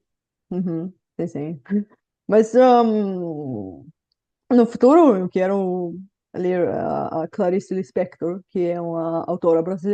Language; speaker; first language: Portuguese; non-native, fluent; Bulgarian